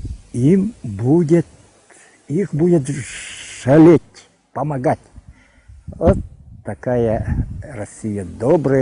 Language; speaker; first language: Russian; non-native, local second language; Yakut